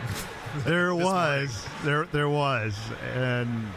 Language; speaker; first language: English; native; English